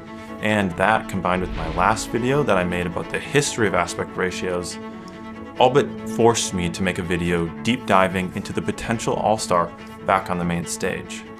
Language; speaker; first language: English; native; English